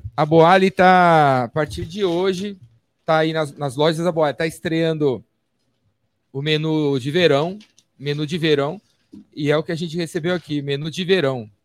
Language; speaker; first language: Portuguese; native; Portuguese